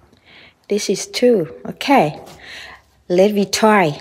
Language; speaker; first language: English; non-native, learner; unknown